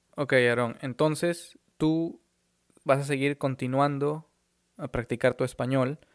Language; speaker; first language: Spanish; native; Spanish